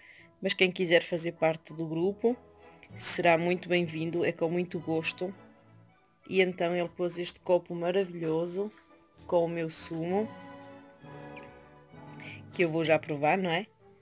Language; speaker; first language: Portuguese; early bilingual, heritage; Portuguese